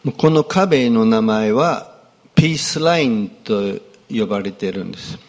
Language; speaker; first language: Japanese; non-native, fluent; English